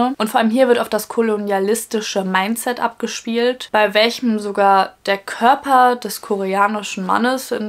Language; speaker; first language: German; native; German